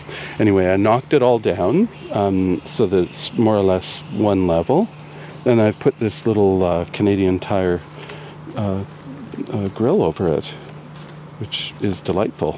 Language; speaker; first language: English; native; English